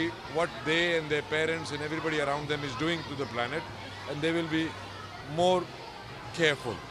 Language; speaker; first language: English; non-native, local second language; Hindi